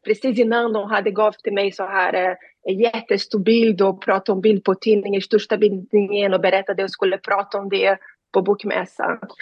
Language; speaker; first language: Swedish; non-native, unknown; Portuguese